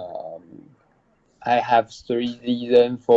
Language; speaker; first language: English; non-native, learner; Chinese